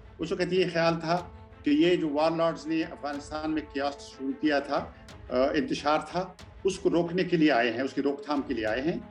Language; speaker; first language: Urdu; non-native, local second language; Pashto